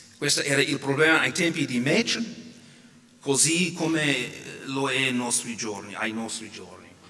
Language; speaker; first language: Italian; non-native, fluent; English